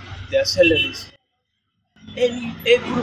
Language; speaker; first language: English; non-native, local second language; Hausa